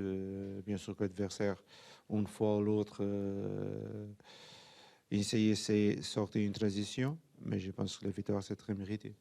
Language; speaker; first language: French; non-native, fluent; Portuguese